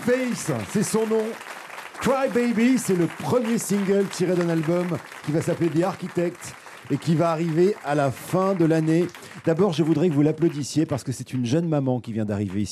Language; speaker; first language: French; native; French